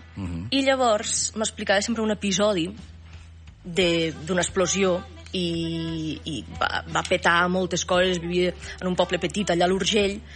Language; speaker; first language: Catalan; native; Catalan